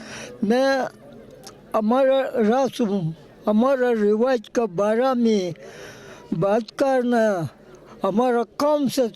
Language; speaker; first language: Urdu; non-native, local second language; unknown